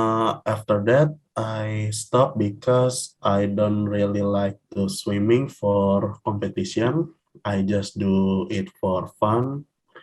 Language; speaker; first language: English; non-native, learner; Indonesian